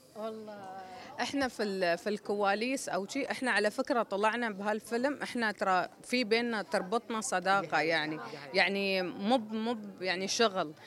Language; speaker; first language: Arabic; native; Arabic